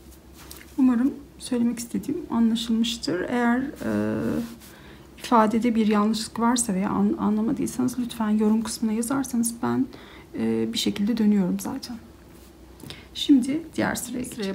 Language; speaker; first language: Turkish; native; Turkish